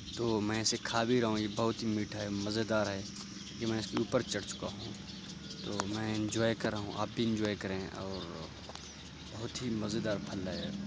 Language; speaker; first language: Urdu; non-native, local second language; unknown